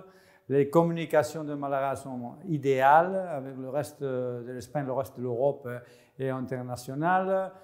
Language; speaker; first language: French; non-native, fluent; Spanish